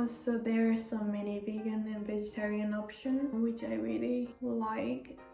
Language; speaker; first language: English; non-native, fluent; Japanese